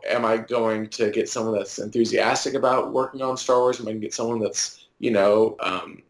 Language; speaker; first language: English; native; English